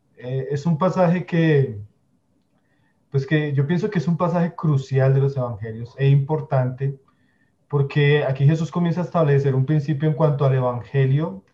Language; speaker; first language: Spanish; native; Spanish